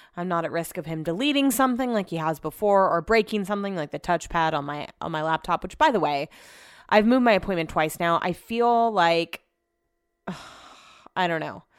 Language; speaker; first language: English; native; English